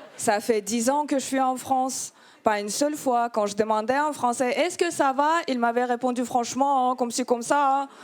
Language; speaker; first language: French; non-native, fluent; Russian